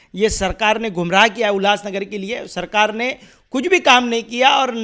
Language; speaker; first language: Hindi; non-native, local second language; Marathi